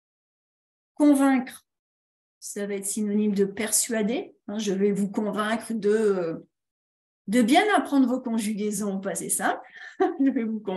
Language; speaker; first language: French; native; French